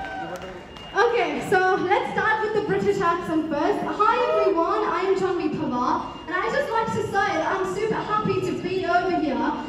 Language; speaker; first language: Hindi; native; Hindi